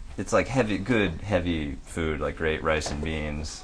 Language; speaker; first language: English; native; English